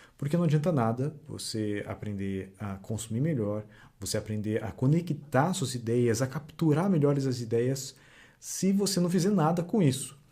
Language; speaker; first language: Portuguese; native; Portuguese